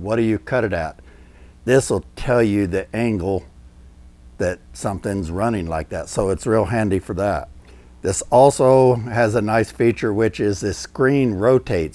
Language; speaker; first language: English; native; English